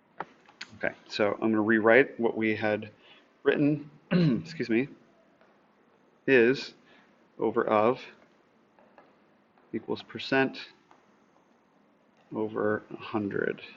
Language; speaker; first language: English; native; English